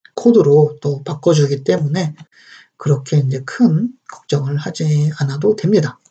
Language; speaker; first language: Korean; native; Korean